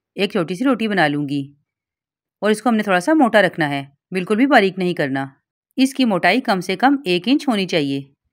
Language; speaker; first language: Urdu; native; Urdu